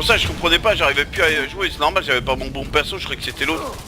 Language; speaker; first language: French; native; French